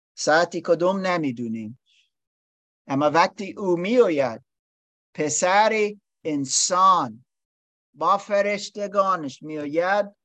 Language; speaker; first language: Persian; non-native, learner; English